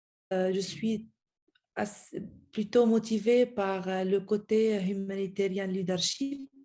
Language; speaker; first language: French; non-native, fluent; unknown